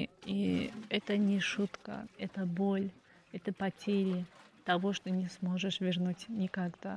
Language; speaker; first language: Russian; non-native, fluent; Azerbaijani